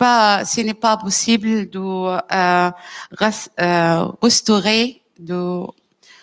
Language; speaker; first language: French; non-native, learner; Arabic